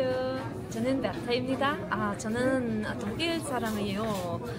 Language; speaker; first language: Korean; non-native, learner; German